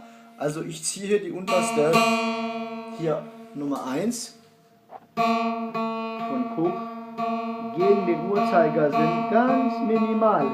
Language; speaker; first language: German; non-native, fluent; Kurdish